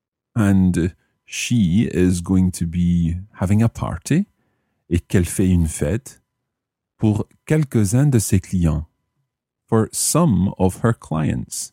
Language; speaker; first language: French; non-native, fluent; English